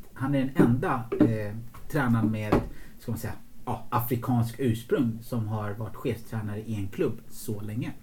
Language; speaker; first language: Swedish; early bilingual, other home language; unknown